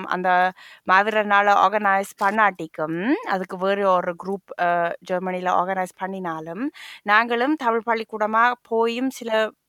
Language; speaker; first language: Tamil; early bilingual, heritage; Tamil